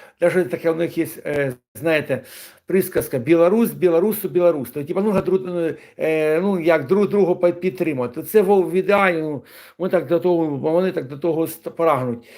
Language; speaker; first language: Ukrainian; non-native, local second language; Russian